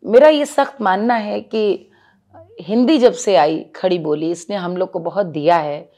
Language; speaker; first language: Hindi; native; Hindi